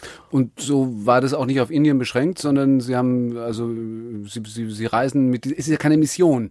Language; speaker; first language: German; native; German